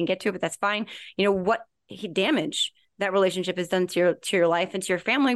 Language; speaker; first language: English; native; English